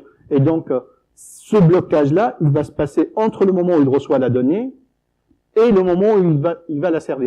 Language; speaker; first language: French; native; French